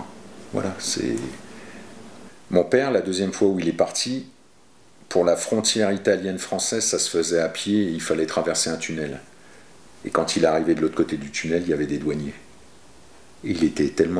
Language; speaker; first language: French; native; French